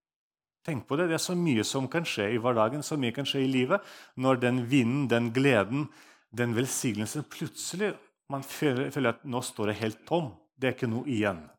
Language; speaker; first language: Norwegian; non-native, fluent; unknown